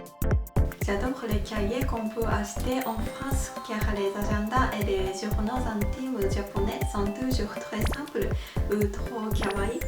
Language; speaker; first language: French; non-native, fluent; Japanese